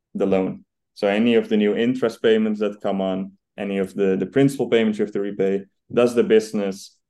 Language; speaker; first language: English; non-native, fluent; Dutch